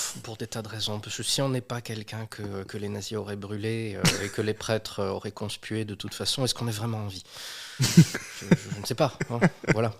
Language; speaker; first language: French; native; French